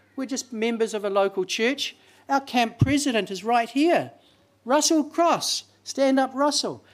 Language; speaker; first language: English; native; English